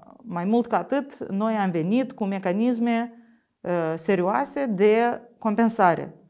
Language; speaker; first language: Romanian; native; Romanian